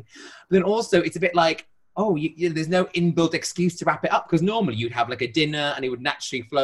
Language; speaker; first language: English; native; English